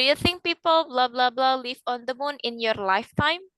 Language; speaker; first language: English; non-native, fluent; Indonesian